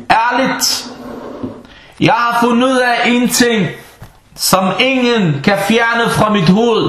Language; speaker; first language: Danish; early bilingual, other home language; Arabic